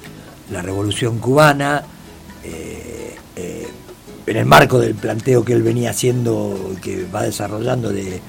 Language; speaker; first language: Spanish; native; Spanish